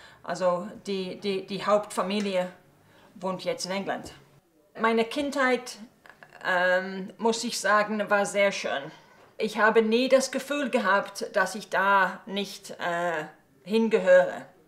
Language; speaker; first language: German; early bilingual, heritage; German